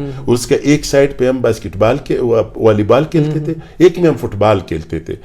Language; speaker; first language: Urdu; non-native, local second language; Pashto